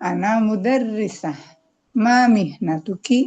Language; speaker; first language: Arabic; non-native, learner; Indonesian